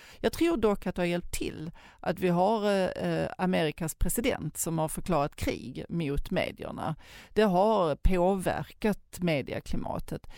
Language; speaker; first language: Swedish; native; Swedish